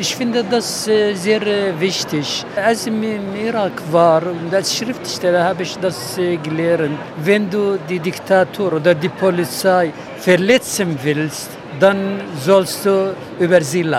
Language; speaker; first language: German; non-native, fluent; Arabic